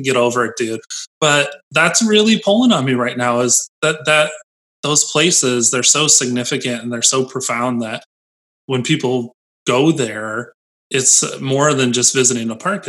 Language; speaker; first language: English; native; English